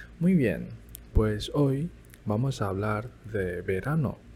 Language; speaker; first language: Spanish; early bilingual, other home language; Chinese